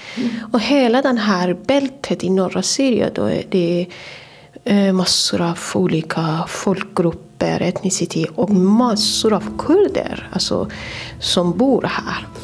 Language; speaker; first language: Swedish; non-native, fluent; Persian